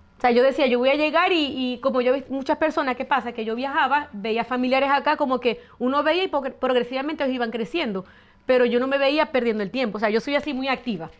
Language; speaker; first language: Spanish; native; Spanish